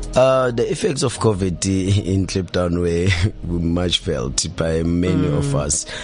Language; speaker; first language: English; non-native, local second language; Zulu